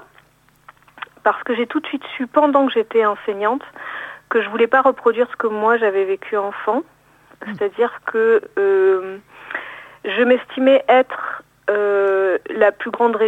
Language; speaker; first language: French; native; French